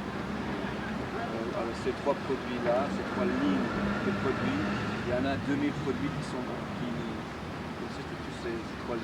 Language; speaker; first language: French; native; French